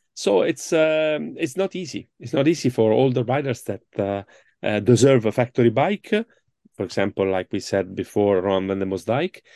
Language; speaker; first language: English; non-native, fluent; Italian